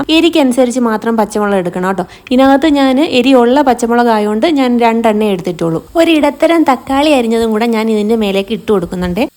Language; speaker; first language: Malayalam; native; Malayalam